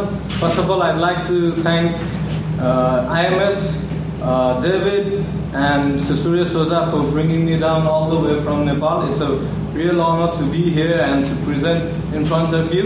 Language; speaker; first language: English; non-native, local second language; Nepali